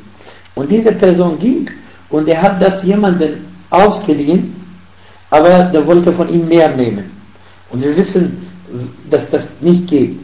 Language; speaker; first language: German; non-native, fluent; Arabic